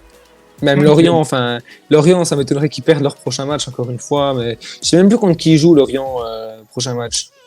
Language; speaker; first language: French; native; French